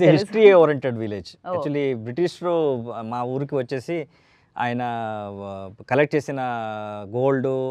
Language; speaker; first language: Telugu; non-native, learner; Kannada